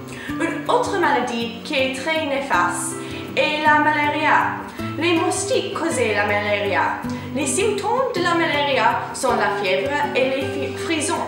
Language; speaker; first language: French; non-native, learner; English